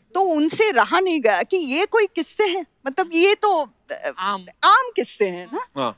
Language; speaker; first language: Hindi; non-native, local second language; Marathi